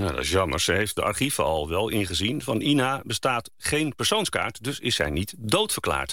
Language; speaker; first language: Dutch; native; Dutch